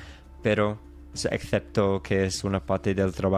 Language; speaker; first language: Spanish; non-native, fluent; English